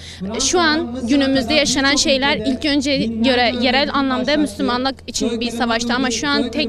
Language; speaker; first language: Turkish; native; Turkish